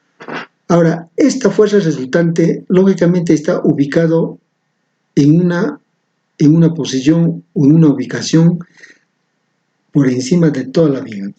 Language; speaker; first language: Spanish; native; Spanish